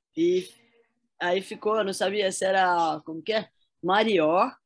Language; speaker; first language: Portuguese; native; Portuguese